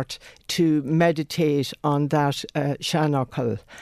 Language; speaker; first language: English; non-native, local second language; Irish